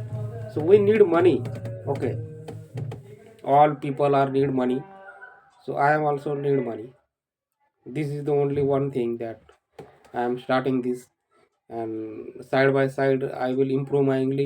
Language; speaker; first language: English; non-native, learner; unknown